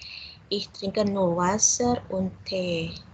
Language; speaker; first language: German; non-native, learner; Indonesian